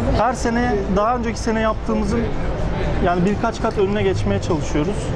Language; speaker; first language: Turkish; early bilingual, heritage; Turkish